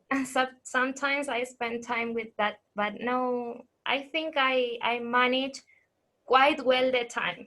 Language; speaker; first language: English; non-native, fluent; Spanish